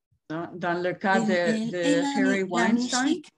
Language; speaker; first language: French; non-native, fluent; Spanish